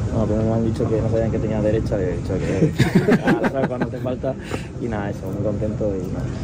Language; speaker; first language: Spanish; native; Spanish